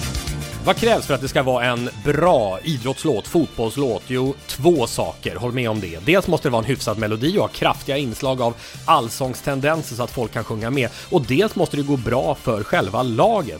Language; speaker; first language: Swedish; native; Swedish